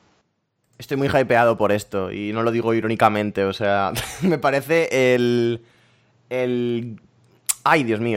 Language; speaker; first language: Spanish; native; Spanish